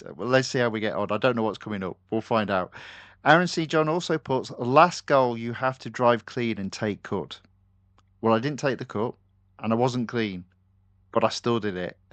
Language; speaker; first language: English; native; English